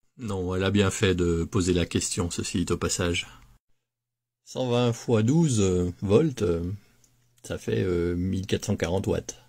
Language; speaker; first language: French; native; French